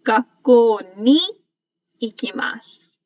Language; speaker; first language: Japanese; non-native, fluent; English